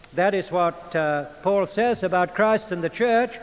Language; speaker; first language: English; native; English